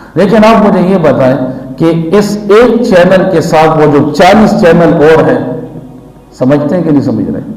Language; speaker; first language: Urdu; non-native, local second language; Pashto